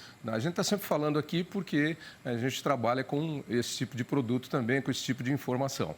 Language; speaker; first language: Portuguese; native; Portuguese